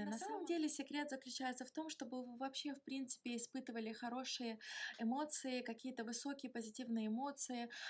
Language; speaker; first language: Russian; native; Russian